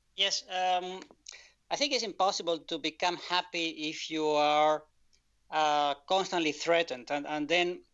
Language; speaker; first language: English; non-native, fluent; Spanish